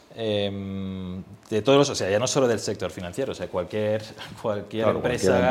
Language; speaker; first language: Spanish; non-native, fluent; German